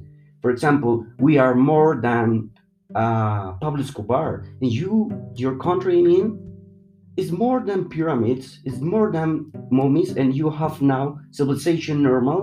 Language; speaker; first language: English; non-native, learner; Spanish